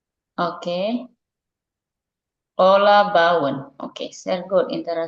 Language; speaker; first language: German; non-native, learner; Indonesian